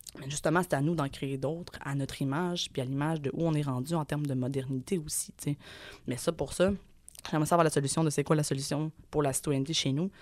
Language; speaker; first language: French; native; French